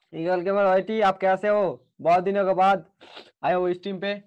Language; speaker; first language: Hindi; non-native, local second language; Bangla